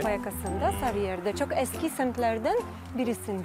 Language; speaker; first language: Turkish; non-native, fluent; Polish